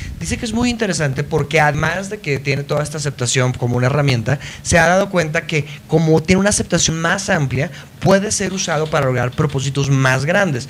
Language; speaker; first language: Spanish; native; Spanish